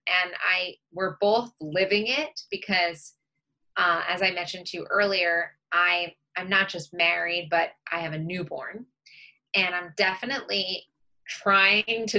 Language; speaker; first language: English; native; English